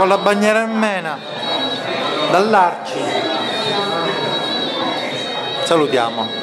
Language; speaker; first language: Italian; native; Italian